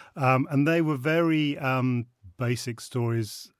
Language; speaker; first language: English; native; English